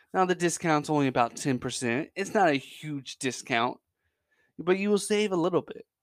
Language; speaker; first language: English; native; English